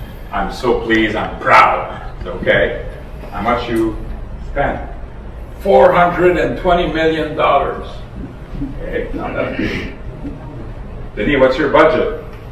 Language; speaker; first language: English; non-native, fluent; French